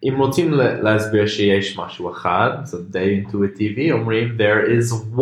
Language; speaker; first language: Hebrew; non-native, fluent; English